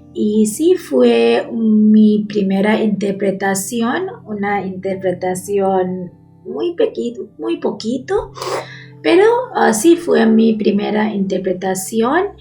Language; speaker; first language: Spanish; non-native, learner; Bangla